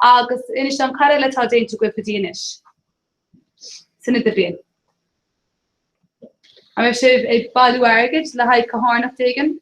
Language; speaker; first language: Irish; non-native, local second language; English